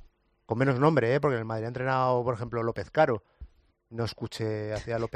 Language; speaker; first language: Spanish; native; Spanish